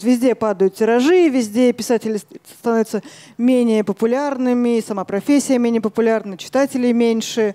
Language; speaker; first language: Russian; native; Russian